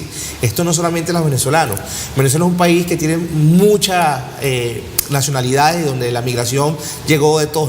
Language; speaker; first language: Spanish; native; Spanish